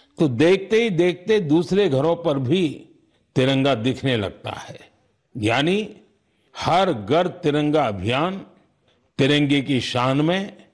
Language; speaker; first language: Hindi; non-native, local second language; Gujarati